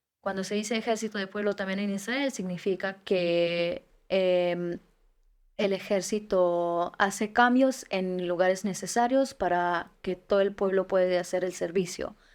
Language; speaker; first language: Spanish; early bilingual, heritage; Spanish